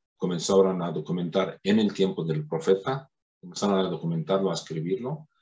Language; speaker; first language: Spanish; non-native, fluent; Arabic